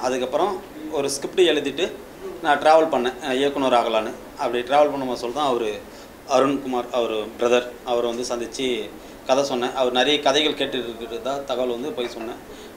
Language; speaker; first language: Tamil; native; Tamil